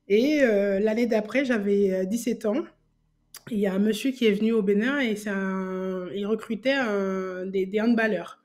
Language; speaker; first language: French; native; French